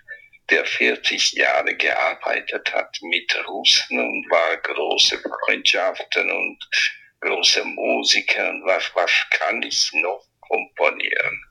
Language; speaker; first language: German; non-native, fluent; Italian